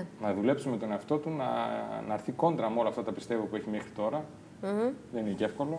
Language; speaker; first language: Greek; native; Greek